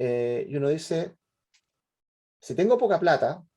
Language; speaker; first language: Spanish; native; Spanish